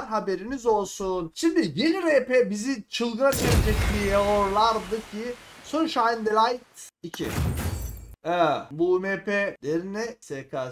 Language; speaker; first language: Turkish; native; Turkish